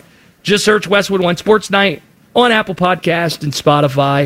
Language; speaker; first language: English; native; English